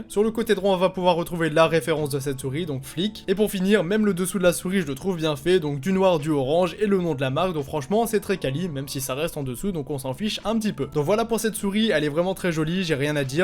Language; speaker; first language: French; native; French